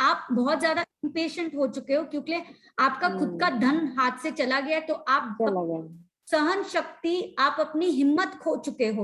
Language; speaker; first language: Hindi; native; Hindi